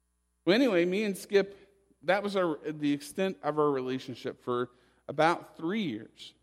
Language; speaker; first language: English; native; English